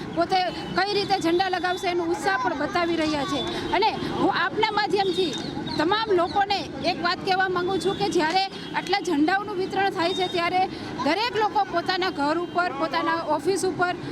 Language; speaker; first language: Gujarati; native; Gujarati